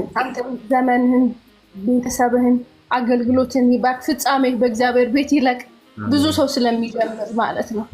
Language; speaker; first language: Amharic; early bilingual, heritage; Amharic